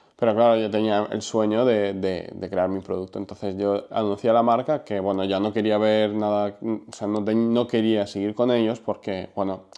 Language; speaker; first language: Spanish; non-native, fluent; Ukrainian